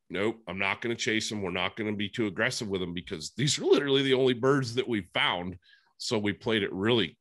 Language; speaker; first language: English; native; English